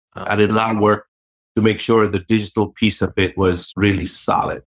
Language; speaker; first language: English; native; English